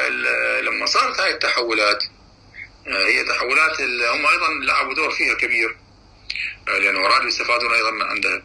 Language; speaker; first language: Arabic; native; Arabic